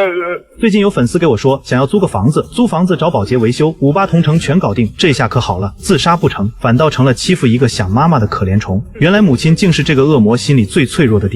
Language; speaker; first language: Chinese; native; Chinese